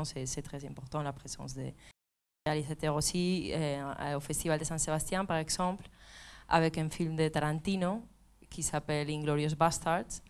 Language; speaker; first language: French; non-native, fluent; Spanish